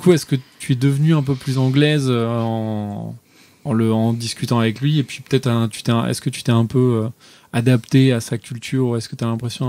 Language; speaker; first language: French; native; French